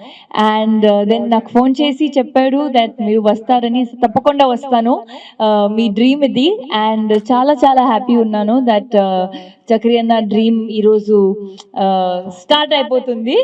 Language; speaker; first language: Telugu; non-native, learner; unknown